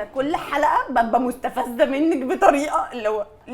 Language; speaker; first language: Arabic; native; Arabic